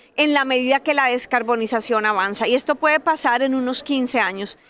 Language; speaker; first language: Spanish; native; Spanish